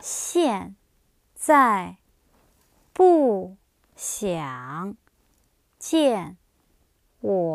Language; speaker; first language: Chinese; non-native, learner; English